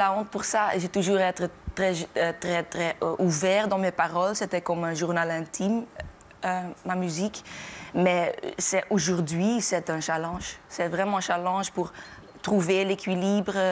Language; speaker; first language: French; non-native, local second language; Dutch